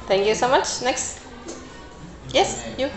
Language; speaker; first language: English; non-native, learner; Spanish